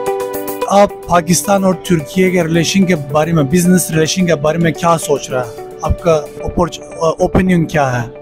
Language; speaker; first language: Hindi; non-native, learner; Turkish